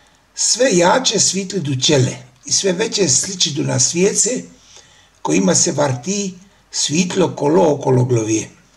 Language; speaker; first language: Serbian; native; Serbian